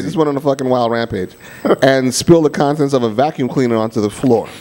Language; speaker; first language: English; native; English